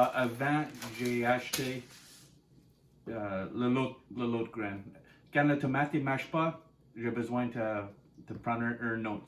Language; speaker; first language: French; non-native, learner; English